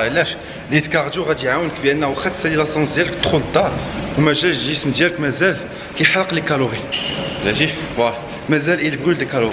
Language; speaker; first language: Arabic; native; Arabic